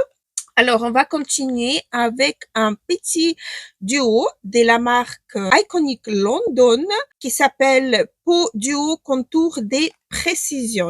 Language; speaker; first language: French; non-native, fluent; Ukrainian